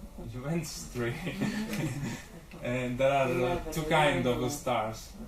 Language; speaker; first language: English; non-native, learner; Italian